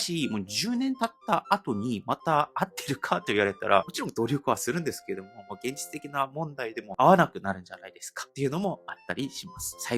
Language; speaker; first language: Japanese; non-native, fluent; Korean